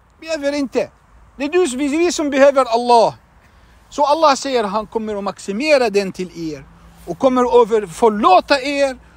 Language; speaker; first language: Swedish; non-native, fluent; Arabic